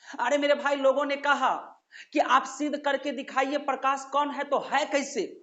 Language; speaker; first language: Hindi; native; Hindi